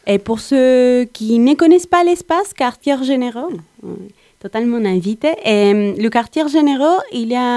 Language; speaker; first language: French; non-native, learner; Spanish